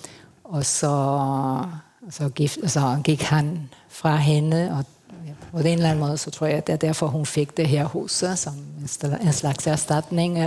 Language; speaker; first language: Danish; non-native, fluent; Spanish